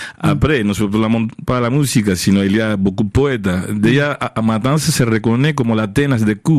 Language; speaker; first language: French; non-native, fluent; Spanish